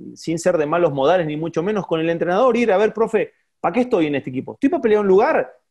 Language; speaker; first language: Spanish; native; Spanish